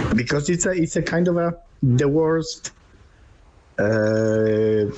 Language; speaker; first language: English; non-native, learner; Polish